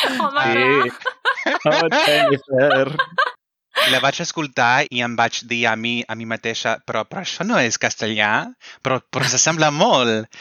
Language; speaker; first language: Catalan; non-native, fluent; English